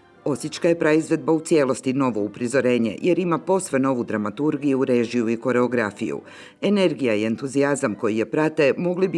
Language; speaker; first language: Croatian; native; Croatian